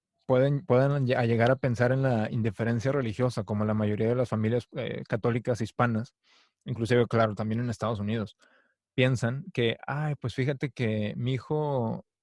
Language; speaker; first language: Spanish; native; Spanish